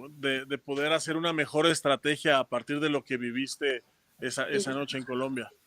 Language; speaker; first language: Spanish; native; Spanish